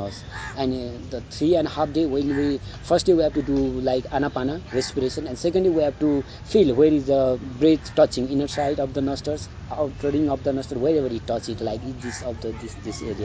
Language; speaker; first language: English; non-native, local second language; Nepali